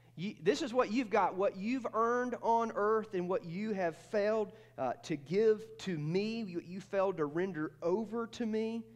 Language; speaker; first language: English; native; English